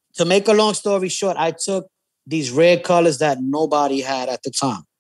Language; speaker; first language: English; native; English